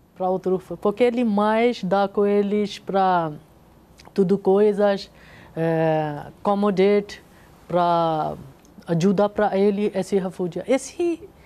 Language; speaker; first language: Portuguese; non-native, learner; Urdu